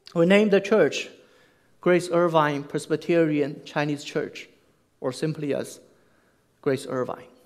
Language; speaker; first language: English; non-native, fluent; Chinese